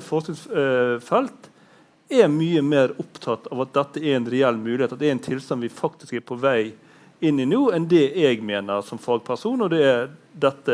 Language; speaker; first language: Norwegian; native; Norwegian